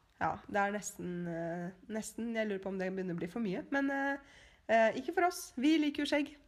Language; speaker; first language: Norwegian; native; Norwegian